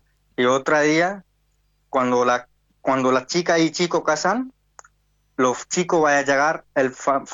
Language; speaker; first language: Spanish; non-native, learner; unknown